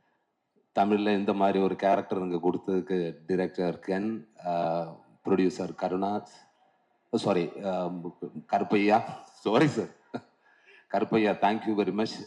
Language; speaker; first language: Tamil; non-native, fluent; Malayalam